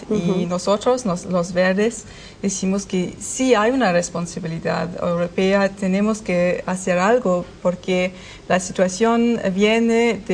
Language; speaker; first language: Spanish; non-native, learner; German